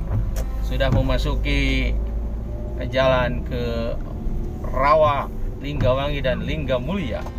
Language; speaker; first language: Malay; non-native, local second language; Sundanese